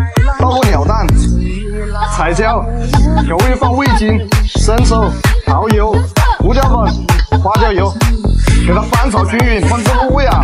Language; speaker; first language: Chinese; native; Chinese